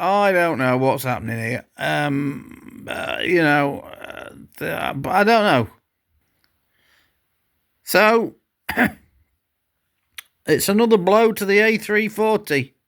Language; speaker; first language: English; native; English